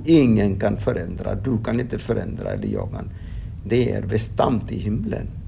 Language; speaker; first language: Swedish; non-native, fluent; Odia